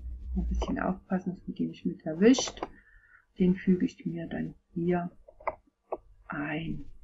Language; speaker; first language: German; native; German